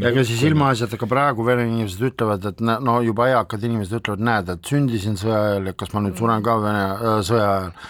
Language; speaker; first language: Estonian; non-native, local second language; Russian